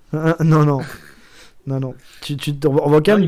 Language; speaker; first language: French; native; French